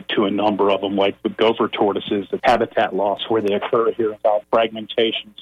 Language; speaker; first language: English; native; English